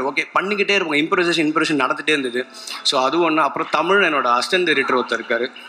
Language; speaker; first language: Tamil; native; Tamil